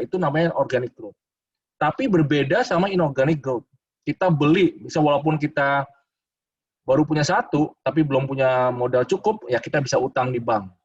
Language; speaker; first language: Indonesian; native; Indonesian